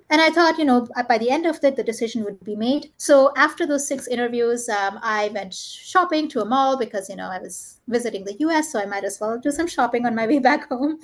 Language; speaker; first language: English; early bilingual, heritage; German